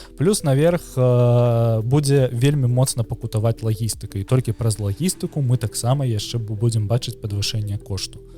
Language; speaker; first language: Belarusian; native; Belarusian